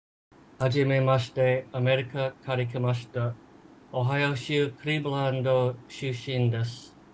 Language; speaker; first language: Japanese; non-native, learner; English